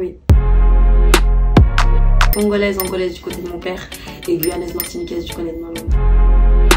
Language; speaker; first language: French; native; French